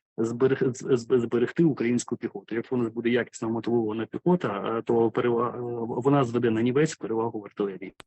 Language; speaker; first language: Ukrainian; native; Ukrainian